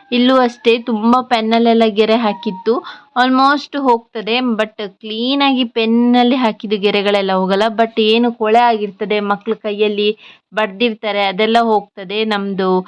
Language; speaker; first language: Kannada; non-native, local second language; Tulu